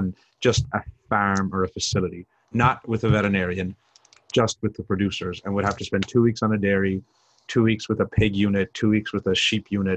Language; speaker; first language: English; native; English